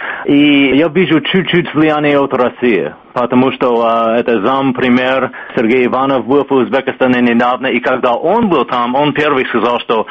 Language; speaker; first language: Russian; non-native, fluent; English